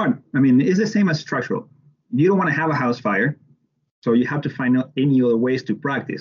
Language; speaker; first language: English; non-native, fluent; Spanish